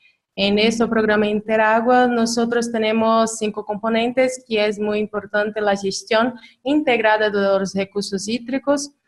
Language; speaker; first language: Spanish; non-native, learner; Portuguese